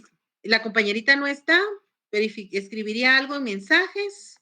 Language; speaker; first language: Spanish; native; Spanish